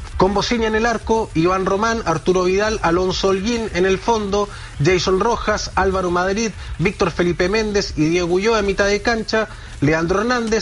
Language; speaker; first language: Spanish; native; Spanish